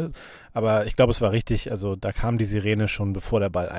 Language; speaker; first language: German; native; German